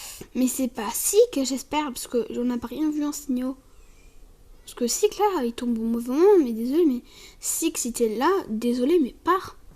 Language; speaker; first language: French; native; French